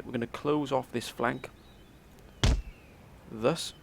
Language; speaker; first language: English; native; English